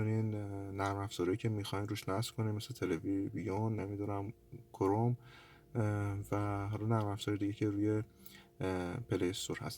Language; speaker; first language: Persian; native; Persian